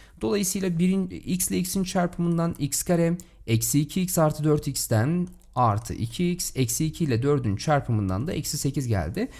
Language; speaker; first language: Turkish; native; Turkish